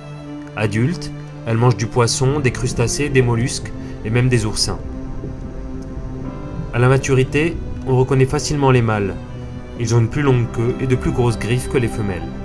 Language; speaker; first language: French; native; French